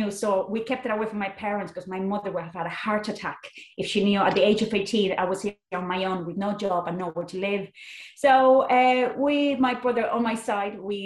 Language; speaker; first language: English; non-native, fluent; Spanish